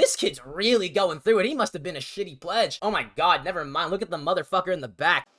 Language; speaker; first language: English; native; English